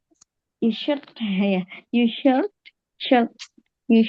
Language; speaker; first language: English; non-native, learner; Indonesian